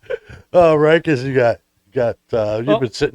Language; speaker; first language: English; native; English